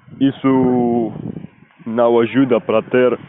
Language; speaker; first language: Portuguese; non-native, learner; Spanish